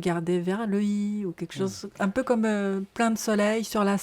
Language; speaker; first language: French; non-native, learner; Japanese